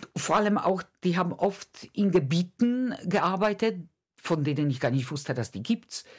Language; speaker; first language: German; non-native, fluent; Polish